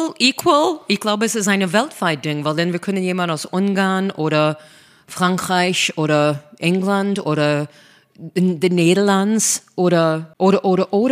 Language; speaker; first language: German; non-native, fluent; English